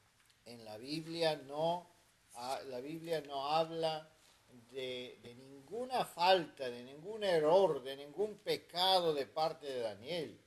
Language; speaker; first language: Spanish; non-native, fluent; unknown